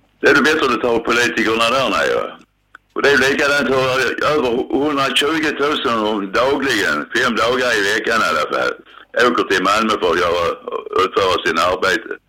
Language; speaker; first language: Swedish; native; Swedish